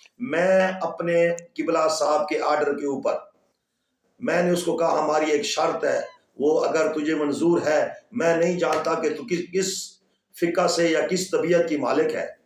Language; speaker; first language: Urdu; non-native, local second language; Punjabi